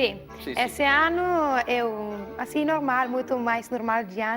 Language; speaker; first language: Portuguese; non-native, learner; Italian